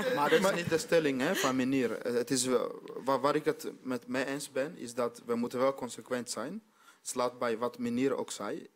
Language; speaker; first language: Dutch; non-native, fluent; Swahili